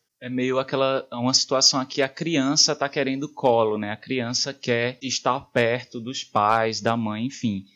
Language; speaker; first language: Portuguese; native; Portuguese